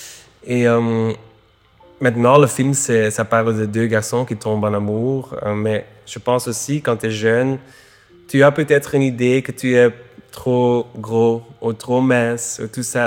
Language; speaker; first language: French; non-native, learner; Dutch